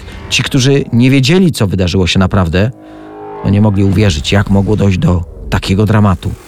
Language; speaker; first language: Polish; native; Polish